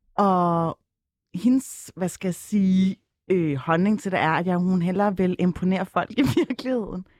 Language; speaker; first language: Danish; early bilingual, other home language; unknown